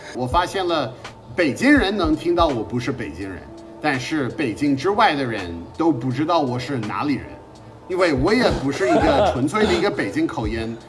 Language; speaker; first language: Chinese; non-native, fluent; English